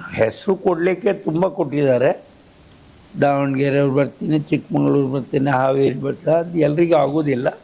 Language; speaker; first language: Kannada; native; Kannada